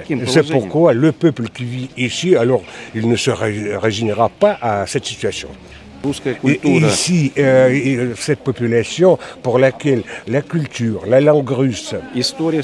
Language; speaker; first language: French; non-native, fluent; Russian